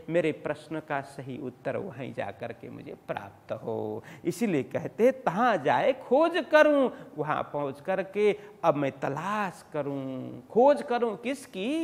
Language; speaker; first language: Hindi; native; Hindi